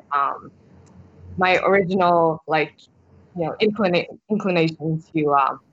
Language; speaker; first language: English; non-native, fluent; Vietnamese